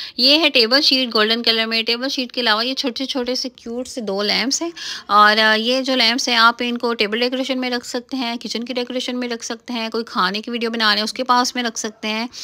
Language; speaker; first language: Urdu; native; Urdu